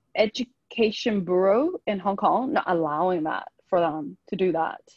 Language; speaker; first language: English; non-native, local second language; Chinese